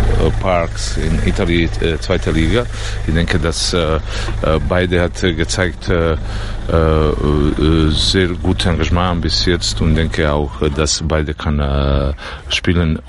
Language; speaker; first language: German; non-native, learner; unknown